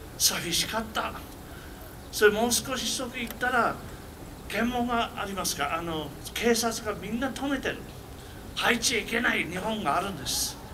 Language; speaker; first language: Japanese; non-native, fluent; English